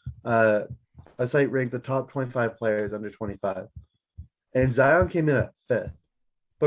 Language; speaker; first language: English; native; English